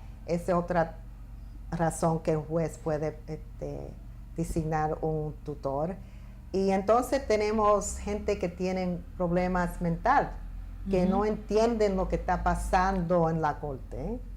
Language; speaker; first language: Spanish; early bilingual, heritage; Spanish